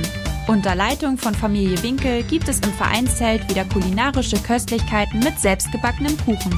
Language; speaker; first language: German; native; German